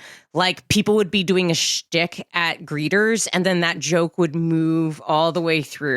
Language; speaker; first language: English; native; English